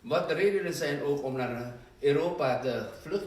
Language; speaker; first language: Dutch; non-native, fluent; Indonesian